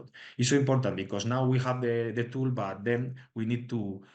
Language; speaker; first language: English; non-native, learner; Spanish